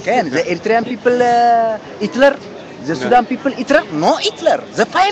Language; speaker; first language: English; non-native, learner; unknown